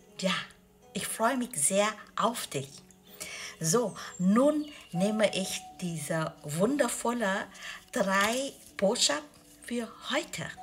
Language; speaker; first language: German; non-native, learner; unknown